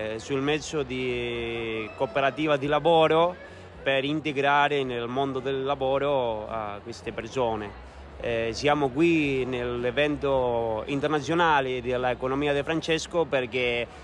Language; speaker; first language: Italian; non-native, learner; Spanish